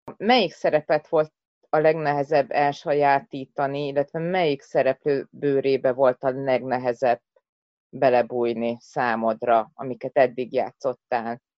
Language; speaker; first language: Hungarian; native; Hungarian